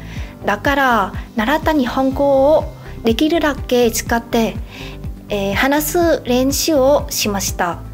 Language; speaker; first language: Japanese; non-native, fluent; Vietnamese